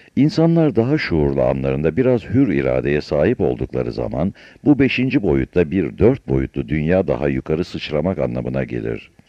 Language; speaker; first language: Turkish; native; Turkish